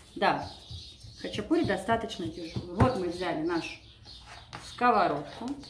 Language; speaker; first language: Russian; non-native, local second language; Georgian